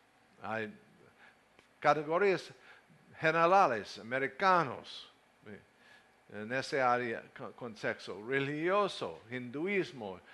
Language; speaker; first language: Spanish; non-native, learner; English